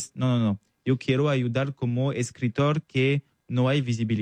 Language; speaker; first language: Spanish; non-native, learner; French